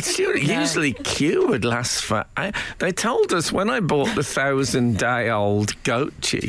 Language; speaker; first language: English; native; English